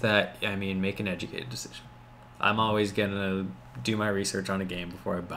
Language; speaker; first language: English; native; English